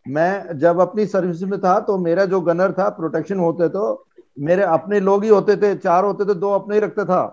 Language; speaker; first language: Hindi; native; Hindi